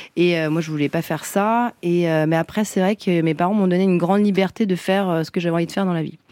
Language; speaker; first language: French; early bilingual, other home language; Vietnamese